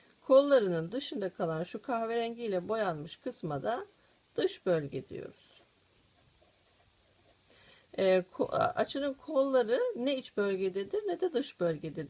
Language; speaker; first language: Turkish; native; Turkish